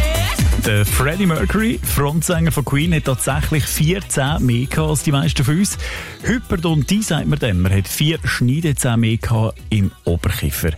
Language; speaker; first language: German; native; German